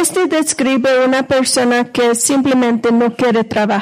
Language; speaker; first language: Spanish; non-native, fluent; English